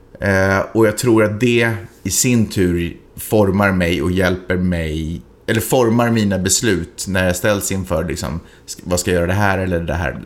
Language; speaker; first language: Swedish; native; Swedish